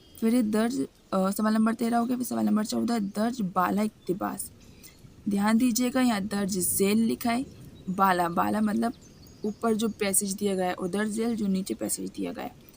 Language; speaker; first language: Urdu; native; Urdu